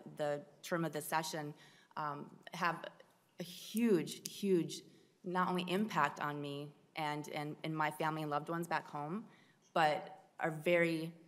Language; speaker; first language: English; native; English